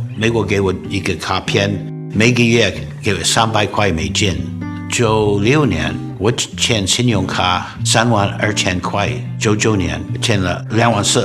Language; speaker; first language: Chinese; non-native, fluent; English